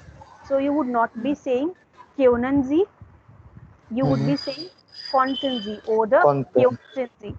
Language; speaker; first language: German; non-native, fluent; Hindi